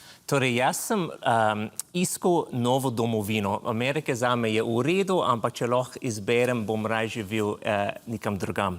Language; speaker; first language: Slovenian; non-native, fluent; English